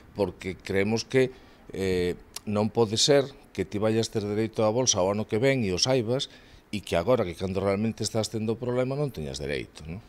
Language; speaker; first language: Galician; non-native, local second language; Spanish